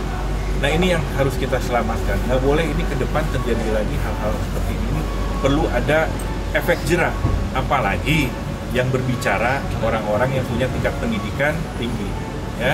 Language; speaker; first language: Indonesian; native; Indonesian